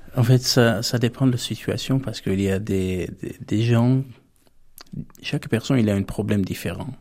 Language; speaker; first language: French; non-native, fluent; Armenian